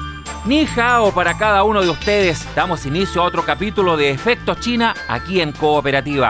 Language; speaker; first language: Spanish; native; Spanish